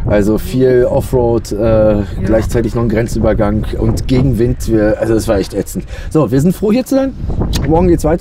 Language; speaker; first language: German; native; German